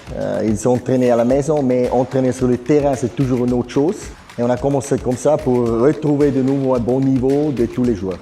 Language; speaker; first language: French; non-native, fluent; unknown